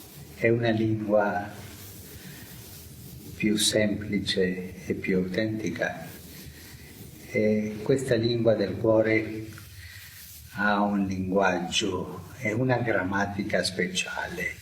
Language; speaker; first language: Italian; non-native, fluent; Spanish